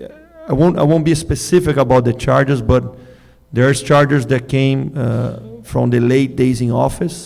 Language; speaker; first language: English; non-native, fluent; Portuguese